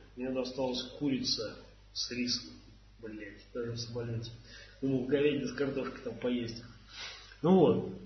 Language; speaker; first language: Russian; native; Russian